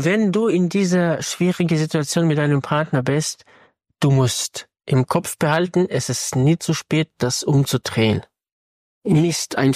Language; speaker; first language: German; non-native, fluent; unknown